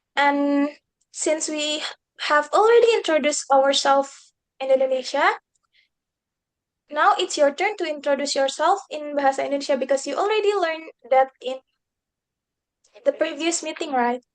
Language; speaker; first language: English; non-native, fluent; Indonesian